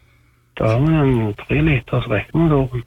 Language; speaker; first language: Norwegian; native; Norwegian